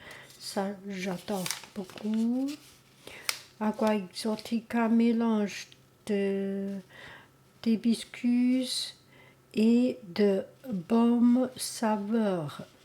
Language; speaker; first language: French; non-native, learner; Chinese